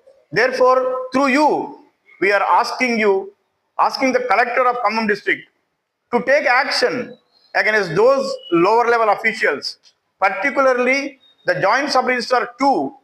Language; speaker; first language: English; non-native, local second language; Telugu